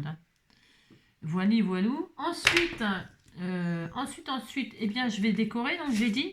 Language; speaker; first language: French; native; French